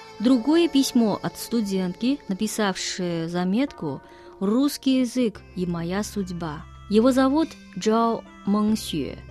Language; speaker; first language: Russian; non-native, fluent; Chinese